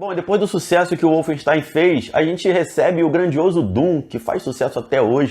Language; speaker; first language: Portuguese; native; Portuguese